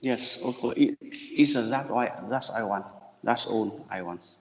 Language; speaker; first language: English; non-native, learner; Vietnamese